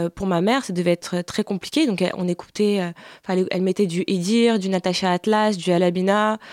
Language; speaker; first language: French; native; French